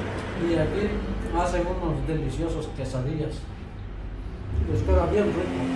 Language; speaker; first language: Spanish; native; Spanish